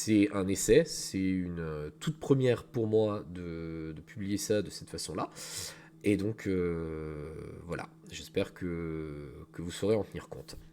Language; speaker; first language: French; native; French